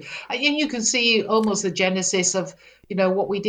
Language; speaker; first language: English; native; English